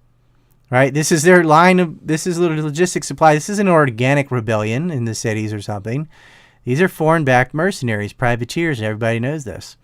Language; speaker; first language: English; native; English